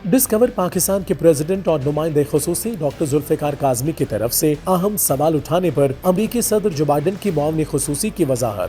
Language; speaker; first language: Urdu; native; Urdu